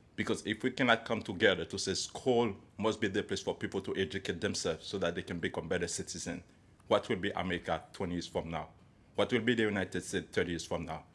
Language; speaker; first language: English; non-native, fluent; Haitian Creole